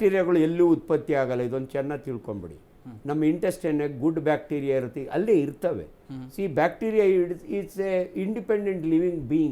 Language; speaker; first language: Kannada; native; Kannada